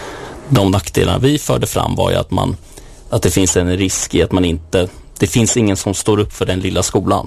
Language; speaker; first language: Swedish; native; Swedish